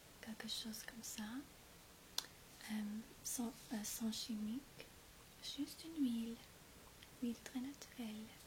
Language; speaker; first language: French; non-native, fluent; English